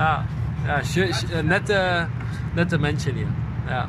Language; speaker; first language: German; non-native, learner; Dutch